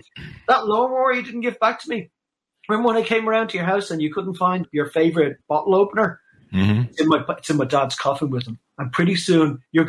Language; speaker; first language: English; native; English